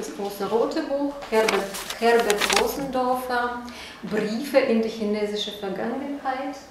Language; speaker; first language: German; non-native, fluent; Russian